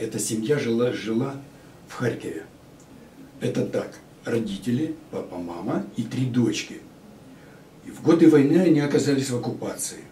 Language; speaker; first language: Russian; native; Russian